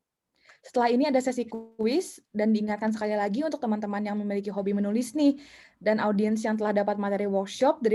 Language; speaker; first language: Indonesian; native; Indonesian